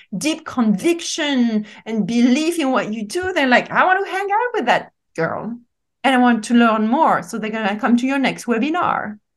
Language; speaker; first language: English; non-native, fluent; French